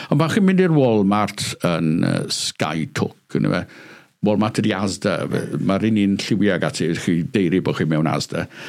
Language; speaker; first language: Welsh; native; Welsh